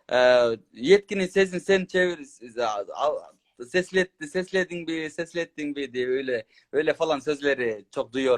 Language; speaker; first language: Turkish; non-native, learner; Kyrgyz